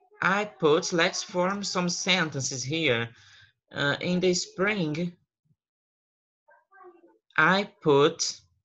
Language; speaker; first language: English; non-native, fluent; Portuguese